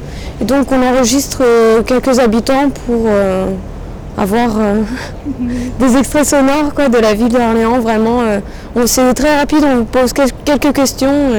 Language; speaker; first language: French; native; French